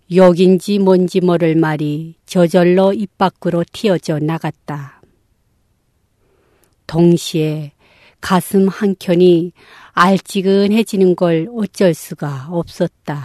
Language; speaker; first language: Korean; non-native, local second language; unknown